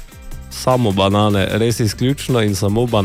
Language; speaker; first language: Slovenian; native; Slovenian